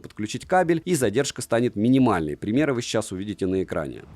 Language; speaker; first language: Russian; native; Russian